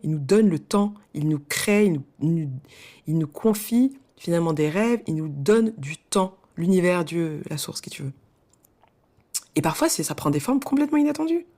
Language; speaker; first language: French; native; French